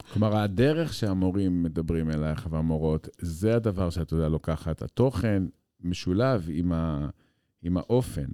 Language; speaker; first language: Hebrew; native; Hebrew